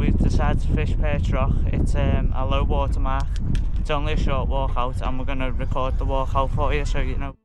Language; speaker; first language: English; native; English